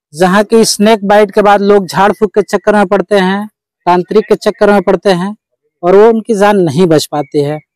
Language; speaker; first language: Hindi; native; Hindi